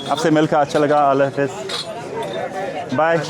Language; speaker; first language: Hindi; non-native, learner; English